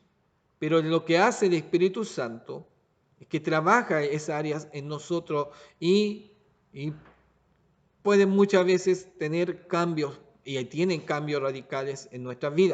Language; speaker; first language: Spanish; native; Spanish